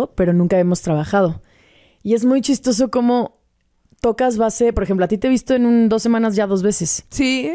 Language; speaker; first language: Spanish; native; Spanish